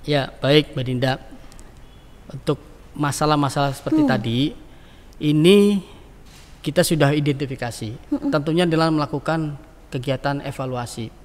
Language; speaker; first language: Indonesian; native; Indonesian